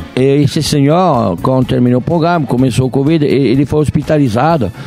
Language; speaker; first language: Portuguese; non-native, fluent; French